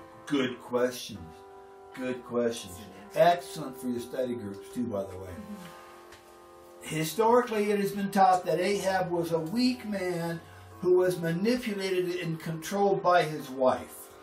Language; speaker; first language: English; native; English